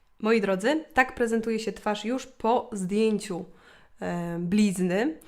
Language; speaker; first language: Polish; native; Polish